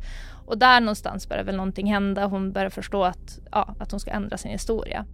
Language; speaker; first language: Swedish; native; Swedish